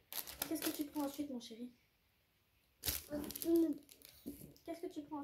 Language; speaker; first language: French; native; French